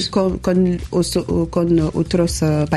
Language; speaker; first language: Spanish; non-native, learner; French